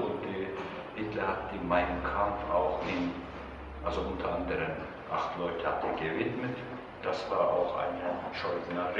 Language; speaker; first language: German; non-native, fluent; Turkish